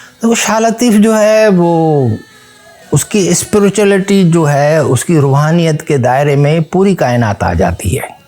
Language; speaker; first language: Urdu; non-native, local second language; Sindhi